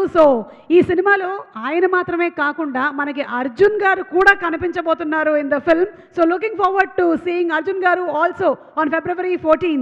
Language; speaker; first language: Telugu; native; Telugu